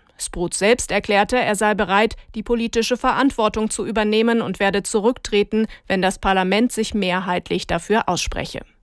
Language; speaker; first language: German; native; German